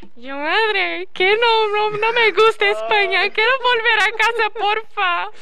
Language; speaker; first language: Spanish; non-native, learner; Portuguese